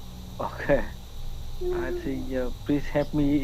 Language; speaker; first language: English; non-native, learner; Vietnamese